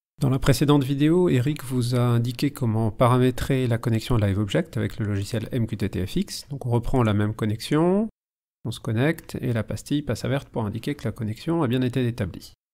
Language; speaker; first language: French; native; French